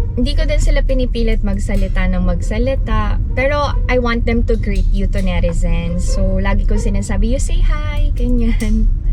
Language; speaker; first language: Filipino; native; Filipino